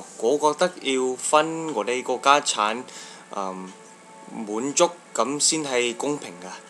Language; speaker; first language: Cantonese; non-native, learner; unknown